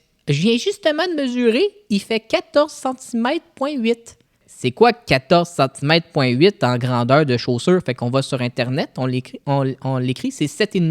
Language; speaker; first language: French; native; French